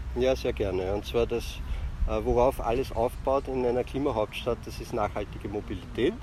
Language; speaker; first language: German; native; German